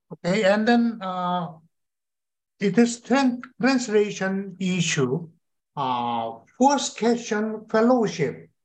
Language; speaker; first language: English; non-native, learner; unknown